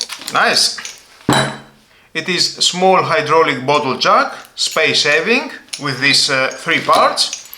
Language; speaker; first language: English; non-native, fluent; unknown